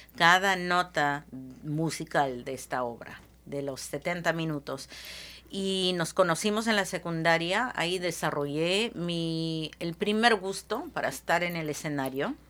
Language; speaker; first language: Spanish; early bilingual, heritage; Spanish